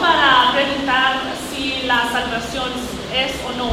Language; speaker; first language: Spanish; non-native, learner; English